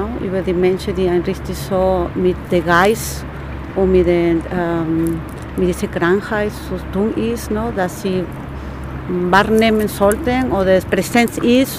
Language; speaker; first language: German; non-native, fluent; Spanish